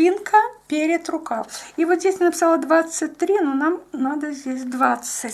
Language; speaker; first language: Russian; native; Russian